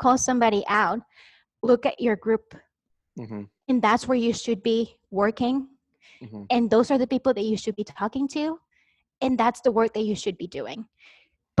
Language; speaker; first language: English; non-native, fluent; Spanish